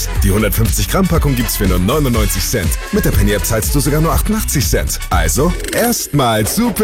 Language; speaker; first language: German; native; German